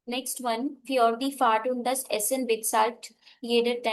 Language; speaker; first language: German; non-native, fluent; Hindi